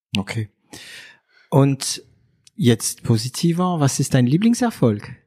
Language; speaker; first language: German; non-native, fluent; French